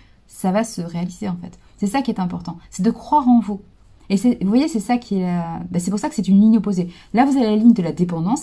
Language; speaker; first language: French; native; French